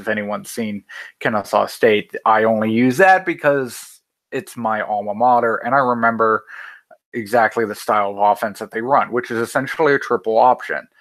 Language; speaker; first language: English; native; English